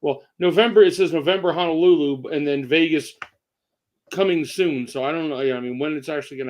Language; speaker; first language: English; native; English